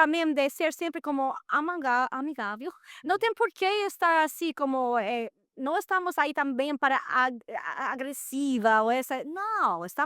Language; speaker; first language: Portuguese; non-native, fluent; Spanish